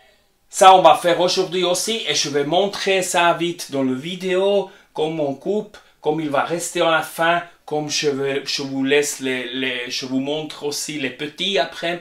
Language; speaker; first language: French; non-native, fluent; Spanish